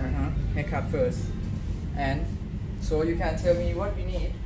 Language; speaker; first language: English; non-native, learner; Thai